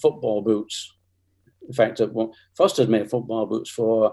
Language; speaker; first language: English; native; English